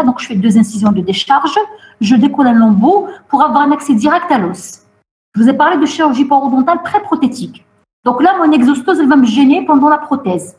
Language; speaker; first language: French; non-native, local second language; Arabic